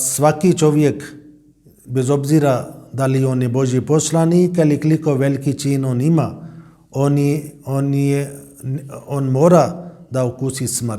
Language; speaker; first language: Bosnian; non-native, learner; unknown